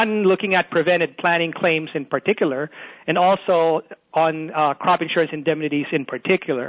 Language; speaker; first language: English; non-native, local second language; Filipino